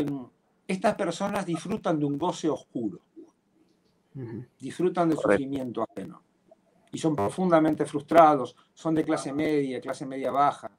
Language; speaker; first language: Spanish; native; Spanish